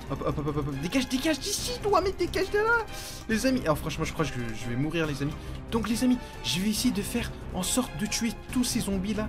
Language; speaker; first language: French; native; French